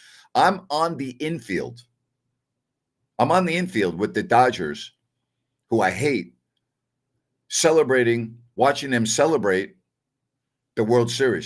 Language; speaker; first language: English; native; English